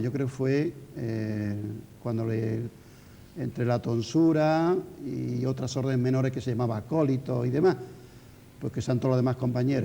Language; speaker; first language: Spanish; native; Spanish